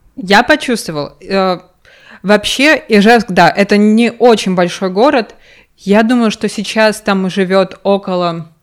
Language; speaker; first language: Russian; native; Russian